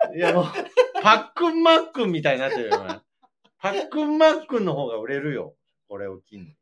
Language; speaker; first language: Japanese; native; Japanese